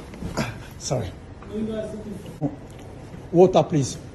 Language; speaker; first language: English; non-native, learner; French